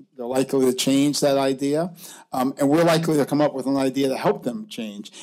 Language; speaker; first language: English; native; English